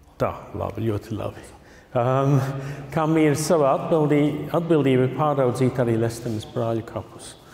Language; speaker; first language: Latvian; early bilingual, heritage; Latvian